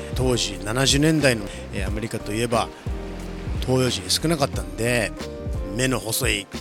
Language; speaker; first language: Japanese; early bilingual, heritage; Japanese